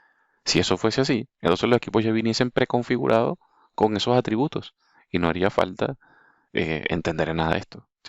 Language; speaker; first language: Spanish; native; Spanish